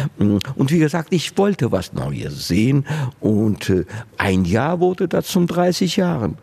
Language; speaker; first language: German; non-native, fluent; Georgian